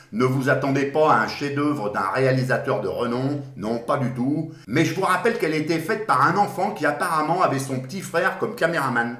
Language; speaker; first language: French; native; French